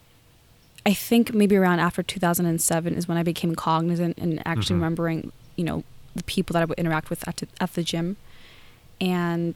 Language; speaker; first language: English; native; English